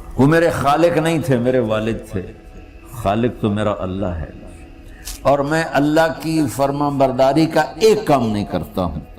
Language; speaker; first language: Urdu; non-native, local second language; Punjabi